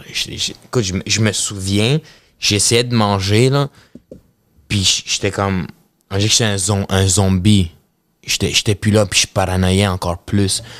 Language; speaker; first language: French; early bilingual, other home language; Russian